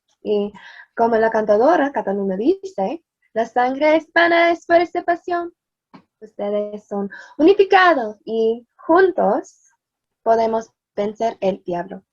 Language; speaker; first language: Spanish; non-native, learner; English